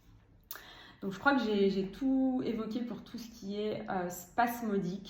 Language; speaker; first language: French; native; French